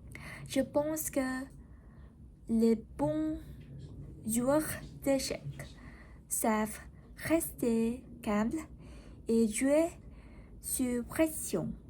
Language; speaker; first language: French; non-native, learner; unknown